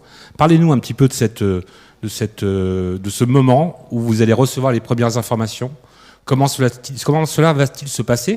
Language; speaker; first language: French; native; French